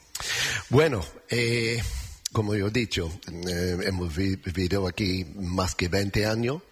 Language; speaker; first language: Spanish; non-native, fluent; English